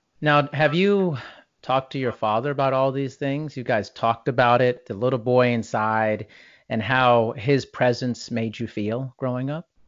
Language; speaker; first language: English; native; English